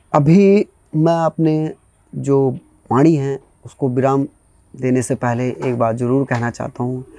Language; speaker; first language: Hindi; non-native, local second language; Bhojpuri